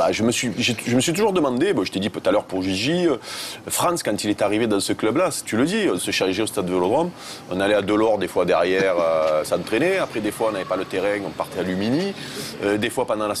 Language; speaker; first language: French; native; French